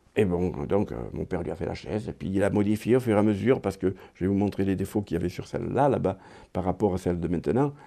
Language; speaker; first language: French; native; French